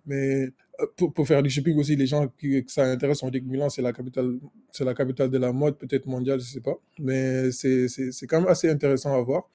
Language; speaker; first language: French; non-native, local second language; Wolof